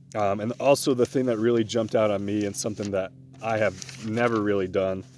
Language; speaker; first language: English; native; English